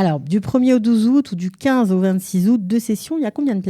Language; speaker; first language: French; native; French